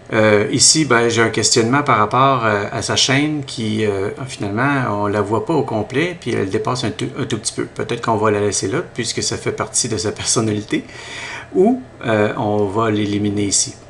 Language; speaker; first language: French; native; French